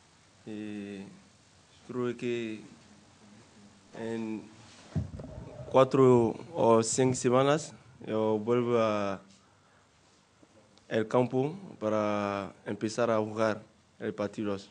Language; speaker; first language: Spanish; non-native, learner; French